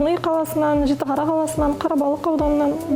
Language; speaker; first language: Kazakh; native; Kazakh